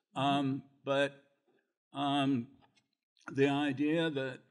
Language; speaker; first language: English; native; English